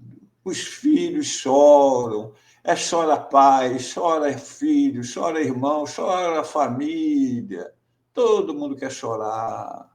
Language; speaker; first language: Portuguese; native; Portuguese